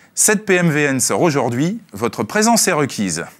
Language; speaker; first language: French; native; French